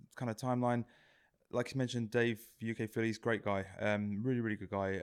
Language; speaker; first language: English; native; English